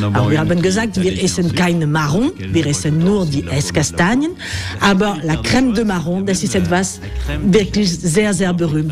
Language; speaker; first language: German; non-native, learner; French